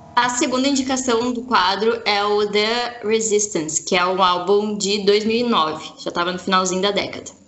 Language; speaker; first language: Portuguese; native; Portuguese